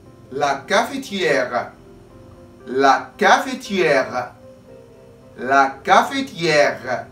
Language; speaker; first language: French; non-native, fluent; Arabic